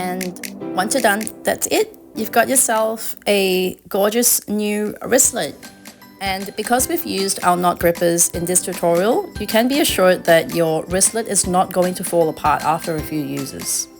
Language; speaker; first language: English; native; English